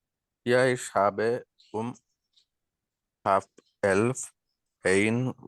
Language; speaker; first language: German; non-native, learner; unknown